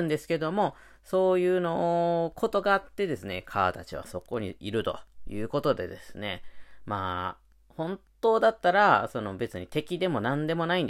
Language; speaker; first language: Japanese; native; Japanese